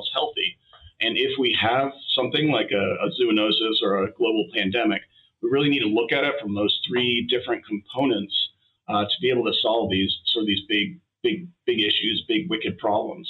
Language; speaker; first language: English; native; English